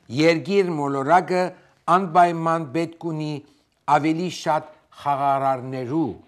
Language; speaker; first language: Armenian; native; Armenian